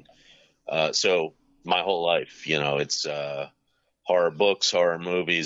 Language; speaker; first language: English; native; English